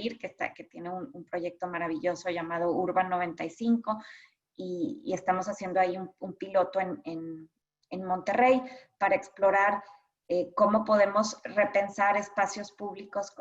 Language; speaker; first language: Spanish; native; Spanish